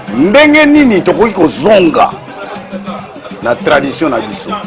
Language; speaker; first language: Lingala; non-native, local second language; Kongo